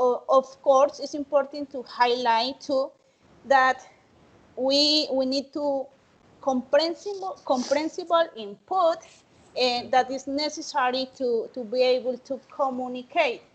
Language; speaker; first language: English; non-native, learner; Spanish